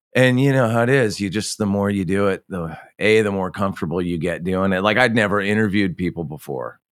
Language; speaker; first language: English; native; English